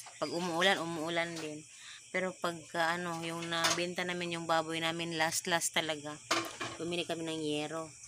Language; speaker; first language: Filipino; non-native, local second language; Cebuano